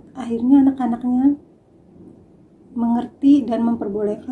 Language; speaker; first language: Indonesian; non-native, local second language; Javanese